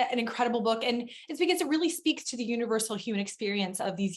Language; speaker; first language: English; native; English